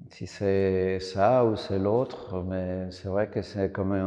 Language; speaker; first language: French; non-native, fluent; Spanish